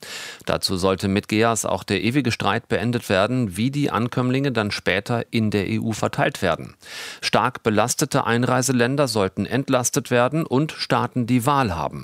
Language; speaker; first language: German; native; German